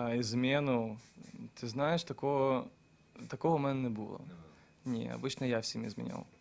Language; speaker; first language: Ukrainian; non-native, local second language; Russian